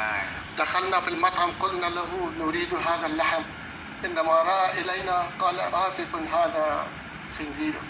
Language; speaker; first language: Arabic; non-native, fluent; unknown